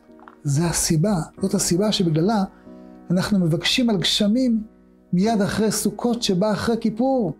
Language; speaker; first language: Hebrew; native; Hebrew